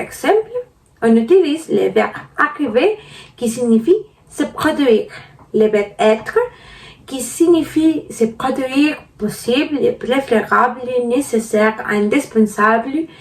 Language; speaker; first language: French; non-native, learner; Spanish